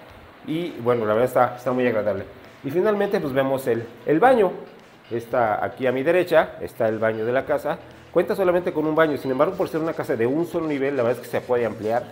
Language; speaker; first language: Spanish; native; Spanish